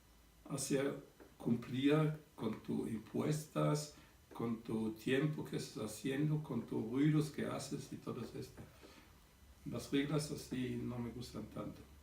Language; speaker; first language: Spanish; non-native, fluent; German